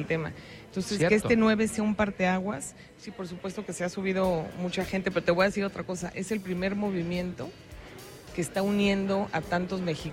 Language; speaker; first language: Spanish; native; Spanish